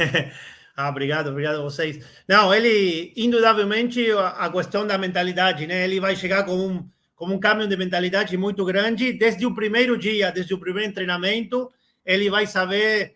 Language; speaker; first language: Portuguese; non-native, learner; Spanish